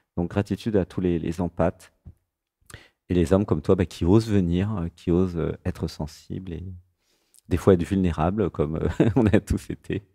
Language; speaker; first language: French; native; French